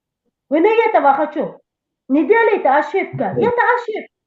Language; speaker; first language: Russian; non-native, local second language; Tajik